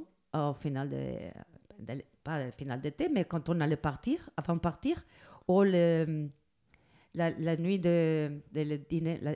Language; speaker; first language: French; non-native, learner; Spanish